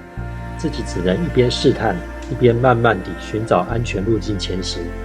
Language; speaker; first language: Chinese; native; Chinese